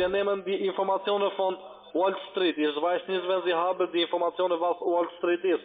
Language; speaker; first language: German; non-native, learner; Italian